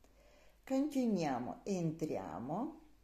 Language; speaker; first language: Italian; non-native, learner; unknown